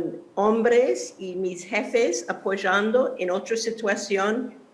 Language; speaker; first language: Spanish; non-native, fluent; English